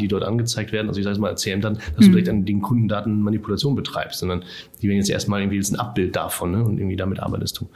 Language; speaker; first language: German; native; German